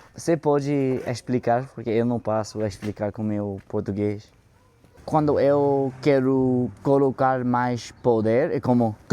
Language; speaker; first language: Portuguese; non-native, learner; English